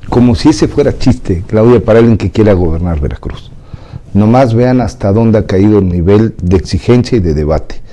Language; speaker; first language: Spanish; native; Spanish